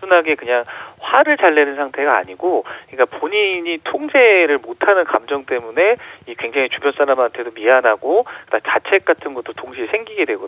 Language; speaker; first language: Korean; native; Korean